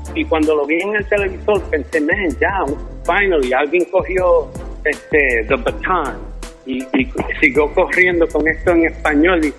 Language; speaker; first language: Spanish; early bilingual, heritage; Spanish